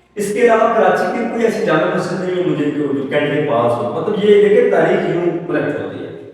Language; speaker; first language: Urdu; non-native, local second language; Punjabi